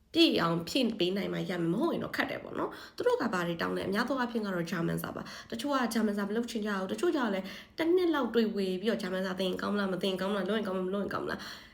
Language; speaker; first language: Burmese; native; Burmese